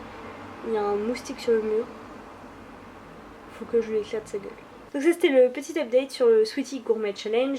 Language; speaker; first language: French; native; French